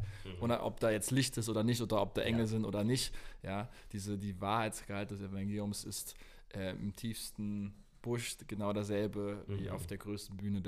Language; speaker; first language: German; native; German